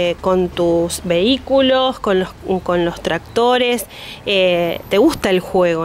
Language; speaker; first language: Spanish; native; Spanish